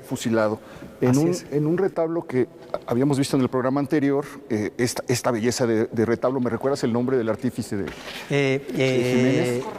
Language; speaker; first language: Spanish; native; Spanish